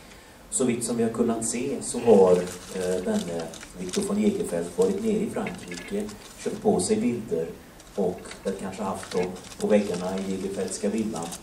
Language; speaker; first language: Swedish; native; Swedish